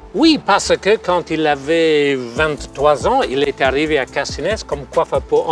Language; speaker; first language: French; non-native, fluent; English